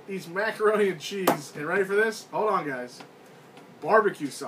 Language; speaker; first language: English; native; English